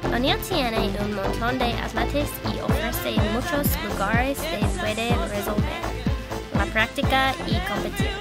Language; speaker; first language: Spanish; non-native, learner; English